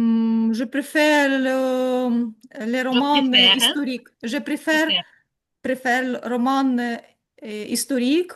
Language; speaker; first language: French; non-native, learner; Ukrainian